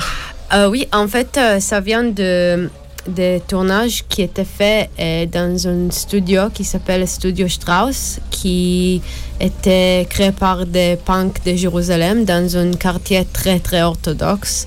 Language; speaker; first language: French; non-native, learner; Hebrew